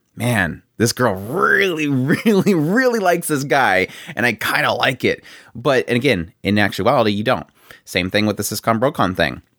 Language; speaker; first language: English; native; English